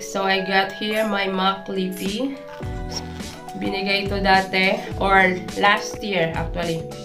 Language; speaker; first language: English; non-native, local second language; Filipino